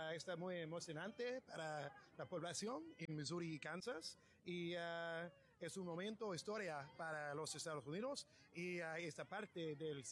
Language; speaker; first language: Spanish; non-native, learner; English